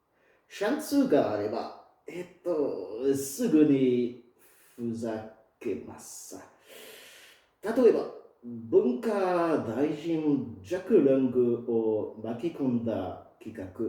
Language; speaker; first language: Japanese; non-native, fluent; French